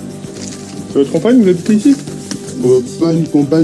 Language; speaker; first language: French; native; French